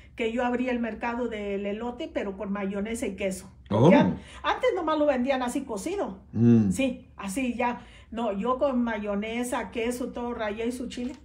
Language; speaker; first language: Spanish; native; Spanish